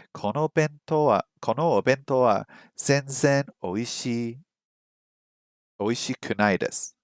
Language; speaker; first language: Japanese; non-native, learner; English